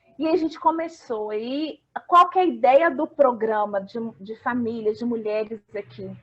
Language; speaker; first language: Portuguese; native; Portuguese